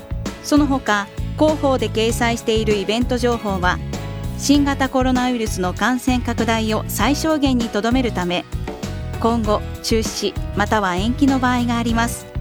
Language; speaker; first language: Japanese; native; Japanese